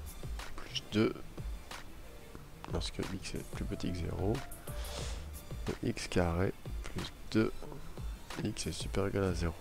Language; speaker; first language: French; native; French